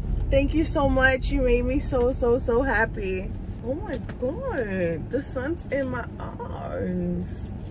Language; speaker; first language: English; early bilingual, other home language; Spanish